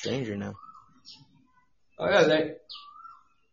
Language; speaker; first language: English; non-native, local second language; Bangla